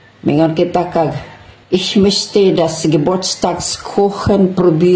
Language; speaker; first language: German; non-native, fluent; Cebuano